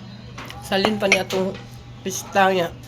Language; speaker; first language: Cebuano; native; Cebuano